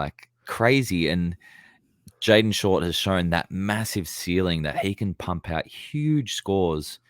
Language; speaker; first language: English; native; English